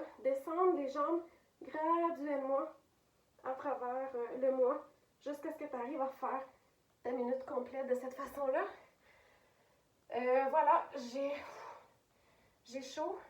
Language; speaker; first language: French; native; French